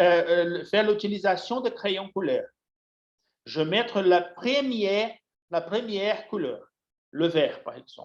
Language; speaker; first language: French; non-native, fluent; Portuguese